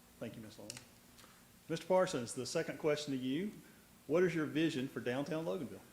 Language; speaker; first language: English; native; English